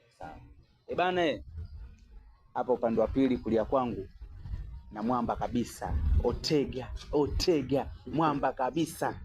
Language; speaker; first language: Swahili; native; Swahili